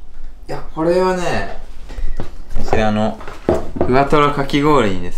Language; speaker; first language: Japanese; native; Japanese